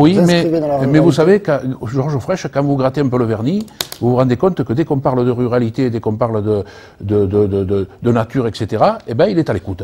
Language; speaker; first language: French; native; French